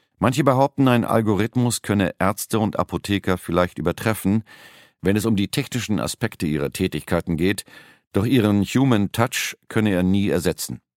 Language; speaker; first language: German; native; German